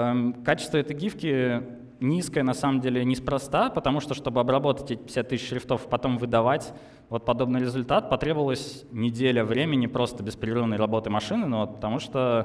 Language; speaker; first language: Russian; native; Russian